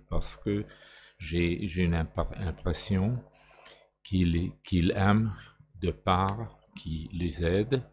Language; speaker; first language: French; non-native, learner; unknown